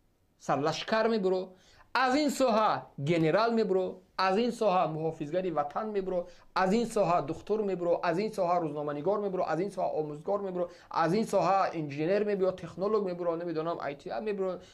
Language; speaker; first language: Persian; native; Persian